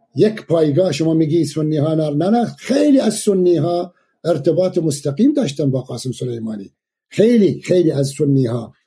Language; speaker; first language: Persian; non-native, fluent; Arabic